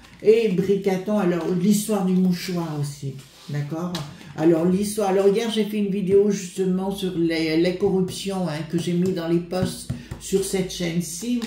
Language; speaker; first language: French; native; French